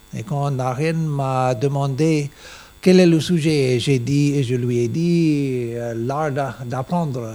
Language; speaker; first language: French; non-native, learner; English